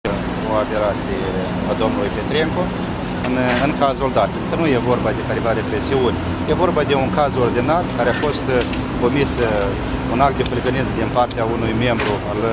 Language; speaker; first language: Romanian; native; Romanian